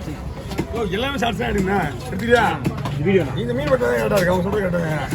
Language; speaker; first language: Tamil; native; Tamil